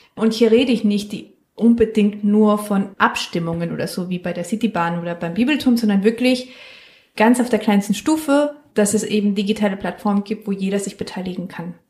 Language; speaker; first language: German; non-native, fluent; Spanish